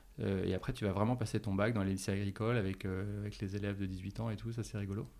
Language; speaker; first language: French; native; French